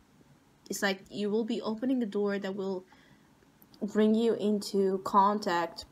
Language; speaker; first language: English; non-native, fluent; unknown